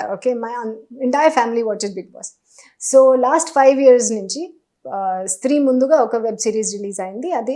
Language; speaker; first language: Telugu; non-native, fluent; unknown